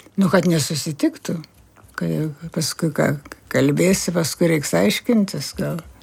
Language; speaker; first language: Lithuanian; native; Lithuanian